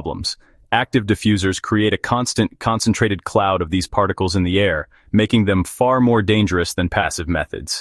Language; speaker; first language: English; native; English